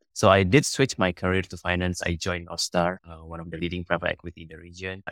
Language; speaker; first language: English; non-native, fluent; Indonesian